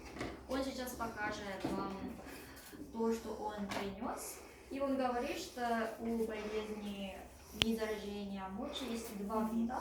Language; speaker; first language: Russian; non-native, fluent; Korean